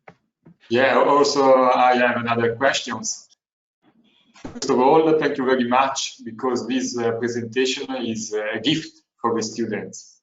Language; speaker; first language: English; non-native, learner; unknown